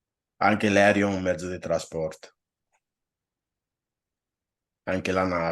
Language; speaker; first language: Italian; non-native, fluent; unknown